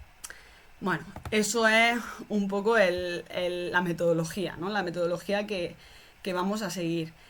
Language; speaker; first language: Spanish; native; Spanish